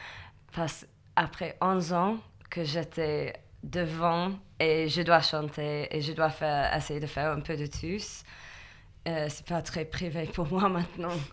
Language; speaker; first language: French; non-native, learner; English